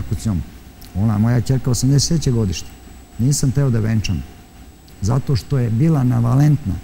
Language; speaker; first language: Serbian; native; Serbian